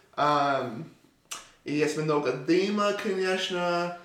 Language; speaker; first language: Russian; non-native, learner; English